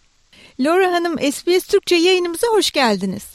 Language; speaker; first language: Turkish; native; Turkish